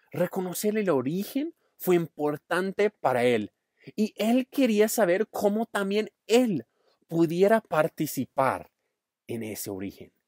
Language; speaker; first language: Spanish; non-native, fluent; English